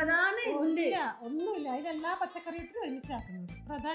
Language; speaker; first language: Malayalam; native; Malayalam